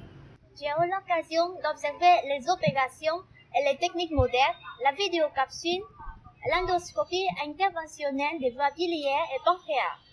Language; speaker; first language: French; non-native, fluent; Vietnamese